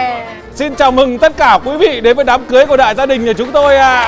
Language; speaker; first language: Vietnamese; native; Vietnamese